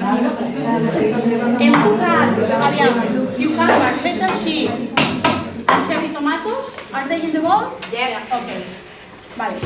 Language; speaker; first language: English; non-native, learner; Catalan